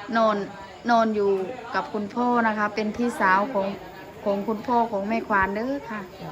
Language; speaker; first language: Thai; native; Thai